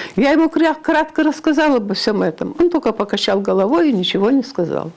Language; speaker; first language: Russian; non-native, local second language; Ukrainian